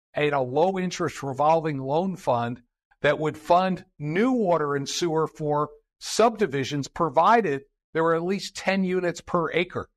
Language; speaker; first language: English; native; English